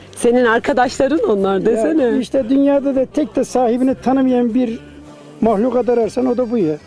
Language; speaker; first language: Turkish; native; Turkish